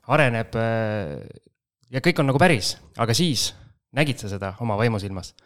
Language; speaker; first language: Estonian; native; Estonian